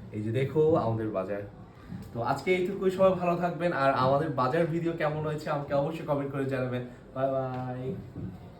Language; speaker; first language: Bangla; non-native, local second language; Chakma